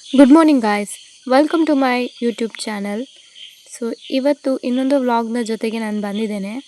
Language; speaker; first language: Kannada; non-native, local second language; Tulu